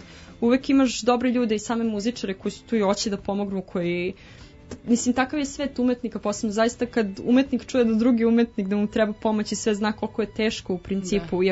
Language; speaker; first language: Serbian; native; Serbian